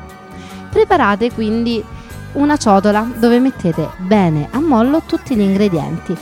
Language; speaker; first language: Italian; native; Italian